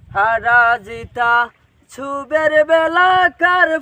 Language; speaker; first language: Bangla; non-native, local second language; Sylheti